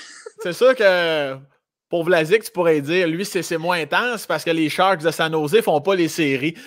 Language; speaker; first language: French; native; French